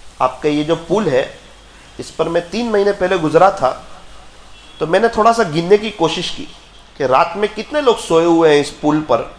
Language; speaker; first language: Urdu; non-native, local second language; Gujarati